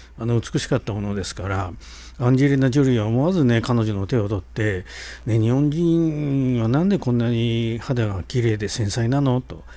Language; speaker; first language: Japanese; native; Japanese